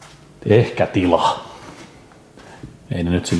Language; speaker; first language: Finnish; native; Finnish